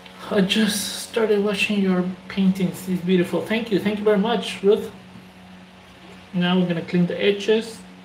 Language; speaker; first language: English; non-native, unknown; Spanish